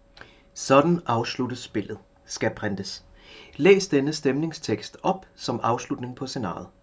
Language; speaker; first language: Danish; native; Danish